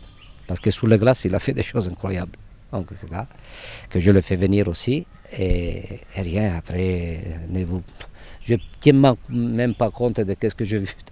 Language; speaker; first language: French; non-native, fluent; Italian